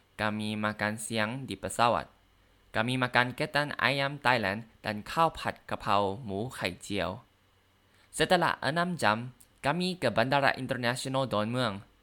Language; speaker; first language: Indonesian; non-native, learner; Thai